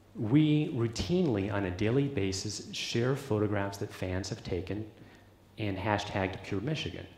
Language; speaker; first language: English; native; English